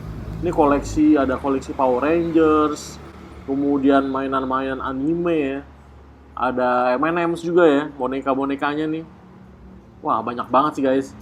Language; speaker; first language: Indonesian; native; Indonesian